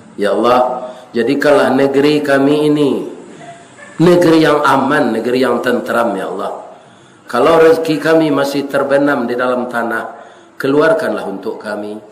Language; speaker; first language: Malay; non-native, local second language; Minangkabau